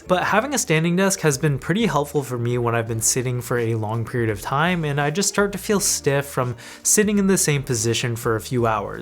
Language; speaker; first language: English; native; English